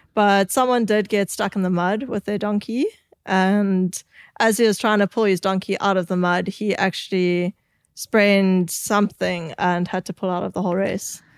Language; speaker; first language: English; native; English